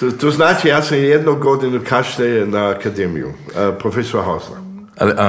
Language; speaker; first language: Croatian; early bilingual, heritage; Croatian